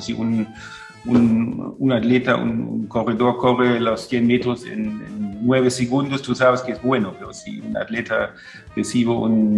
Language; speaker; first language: Spanish; non-native, fluent; German